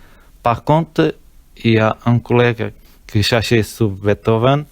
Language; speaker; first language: French; non-native, learner; Portuguese